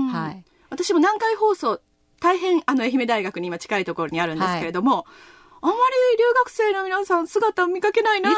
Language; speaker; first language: Japanese; native; Japanese